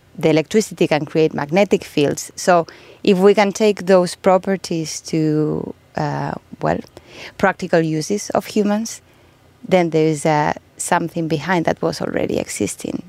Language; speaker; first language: English; non-native, fluent; Spanish